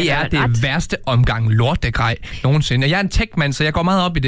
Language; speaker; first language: Danish; native; Danish